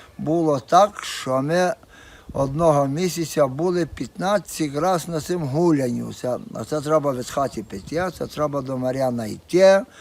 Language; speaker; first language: Ukrainian; native; Ukrainian